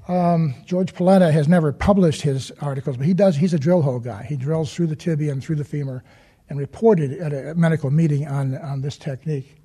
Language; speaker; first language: English; native; English